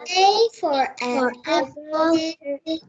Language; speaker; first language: English; non-native, learner; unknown